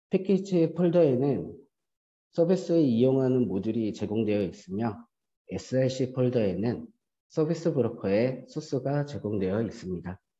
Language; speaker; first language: Korean; native; Korean